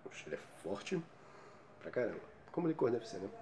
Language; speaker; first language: Portuguese; native; Portuguese